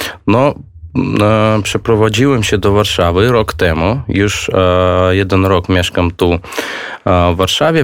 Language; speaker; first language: Polish; non-native, fluent; Russian